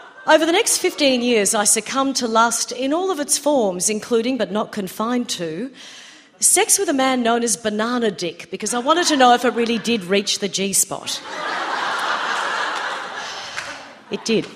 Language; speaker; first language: English; native; English